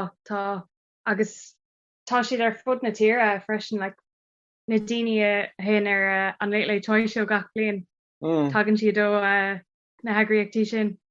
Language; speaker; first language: Irish; non-native, local second language; English